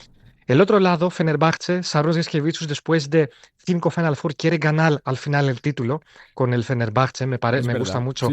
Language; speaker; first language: Spanish; non-native, fluent; Greek